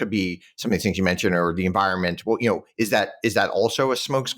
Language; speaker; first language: English; native; English